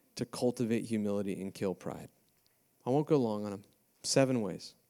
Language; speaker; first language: English; native; English